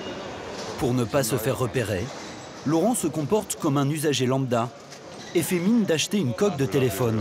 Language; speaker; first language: French; native; French